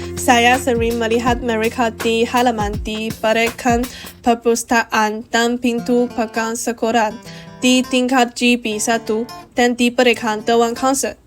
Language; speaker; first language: Malay; non-native, learner; Chinese